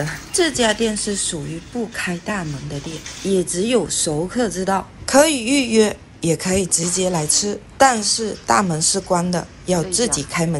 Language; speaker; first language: Chinese; native; Chinese